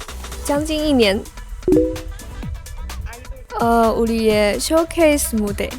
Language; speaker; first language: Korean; non-native, learner; Chinese